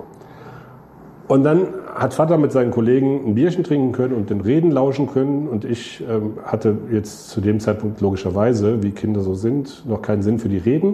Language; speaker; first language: German; native; German